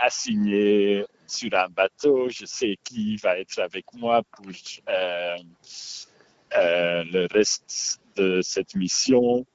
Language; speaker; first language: French; non-native, local second language; Dutch